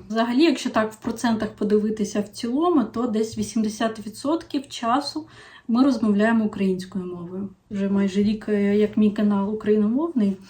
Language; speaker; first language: Ukrainian; non-native, local second language; Russian